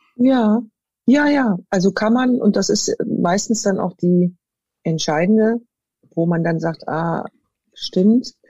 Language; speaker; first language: German; native; German